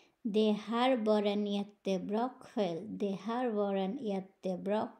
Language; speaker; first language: Swedish; non-native, fluent; Bangla